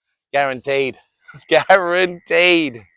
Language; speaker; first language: English; native; English